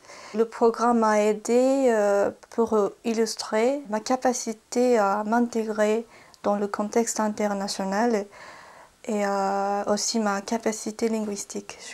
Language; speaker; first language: French; non-native, fluent; Japanese